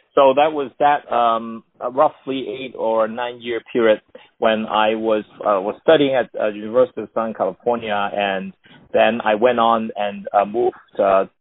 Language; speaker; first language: English; non-native, local second language; Cantonese